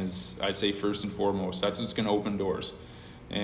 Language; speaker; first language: English; native; English